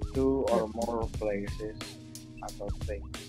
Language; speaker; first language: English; non-native, fluent; Indonesian